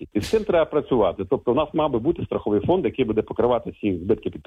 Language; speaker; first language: Ukrainian; native; Ukrainian